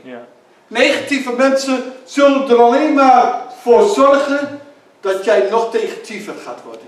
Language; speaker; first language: Dutch; native; Dutch